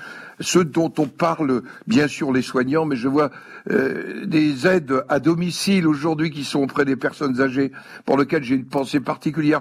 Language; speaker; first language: French; native; French